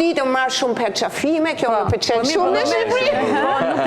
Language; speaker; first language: Albanian; non-native, fluent; German